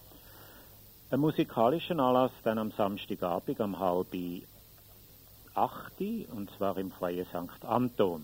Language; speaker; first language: German; native; German